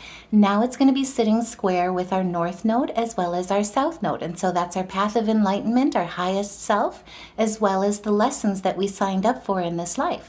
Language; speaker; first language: English; native; English